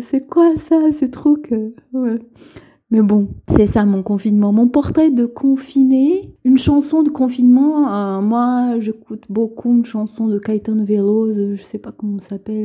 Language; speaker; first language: French; non-native, local second language; Portuguese